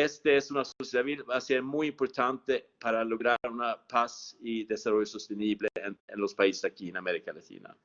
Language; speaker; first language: Spanish; non-native, fluent; Swedish